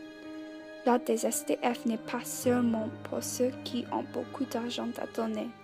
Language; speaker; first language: French; non-native, learner; English